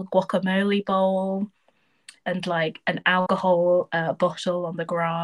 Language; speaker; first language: English; native; English